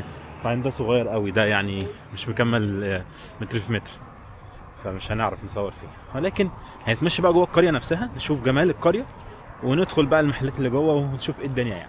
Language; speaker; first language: Arabic; native; Arabic